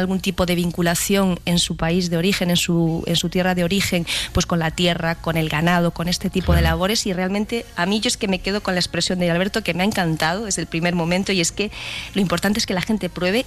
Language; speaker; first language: Spanish; native; Spanish